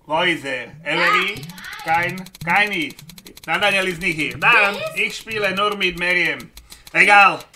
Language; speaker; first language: German; non-native, learner; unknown